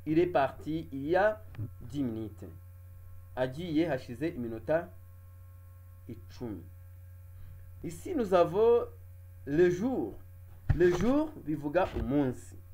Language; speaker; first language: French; non-native, local second language; Kinyarwanda